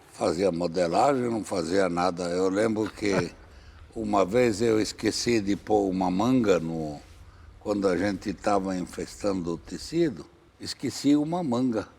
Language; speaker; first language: Portuguese; non-native, fluent; Arabic